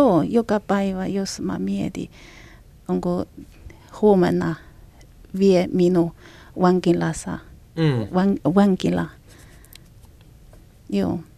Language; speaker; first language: Finnish; non-native, learner; Chinese